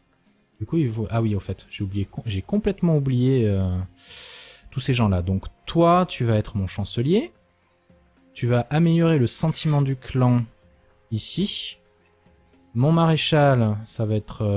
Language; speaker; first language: French; native; French